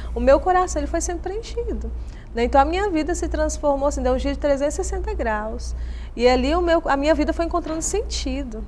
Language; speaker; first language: Portuguese; native; Portuguese